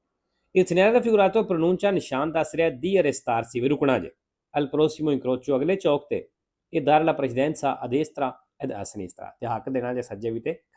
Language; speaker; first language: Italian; non-native, fluent; Punjabi